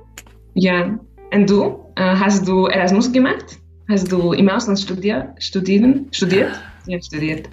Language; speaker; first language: German; non-native, learner; Slovak